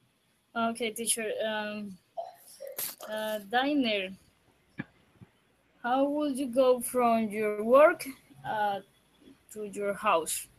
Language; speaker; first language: English; non-native, learner; Spanish